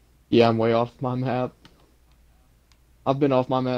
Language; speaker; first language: English; native; English